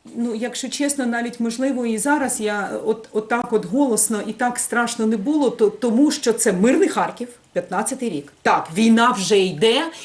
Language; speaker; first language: Ukrainian; native; Ukrainian